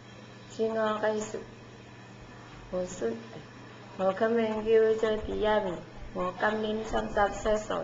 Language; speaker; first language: Cantonese; non-native, learner; Indonesian